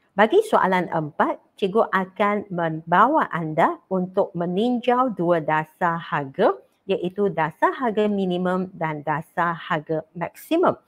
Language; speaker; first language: Malay; non-native, local second language; Chinese